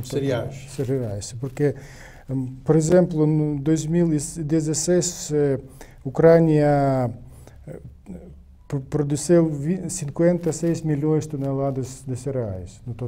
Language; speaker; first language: Portuguese; non-native, learner; Ukrainian